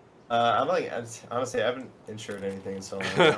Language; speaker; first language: English; native; English